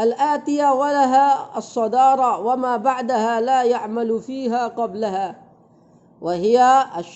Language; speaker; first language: Arabic; non-native, fluent; Indonesian